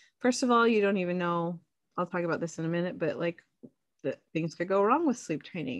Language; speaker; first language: English; native; English